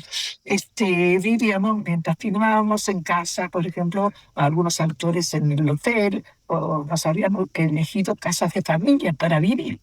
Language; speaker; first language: Spanish; native; Spanish